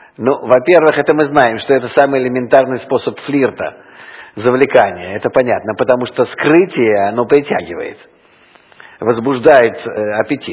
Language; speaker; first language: Russian; native; Russian